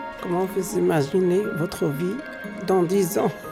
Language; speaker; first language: French; non-native, learner; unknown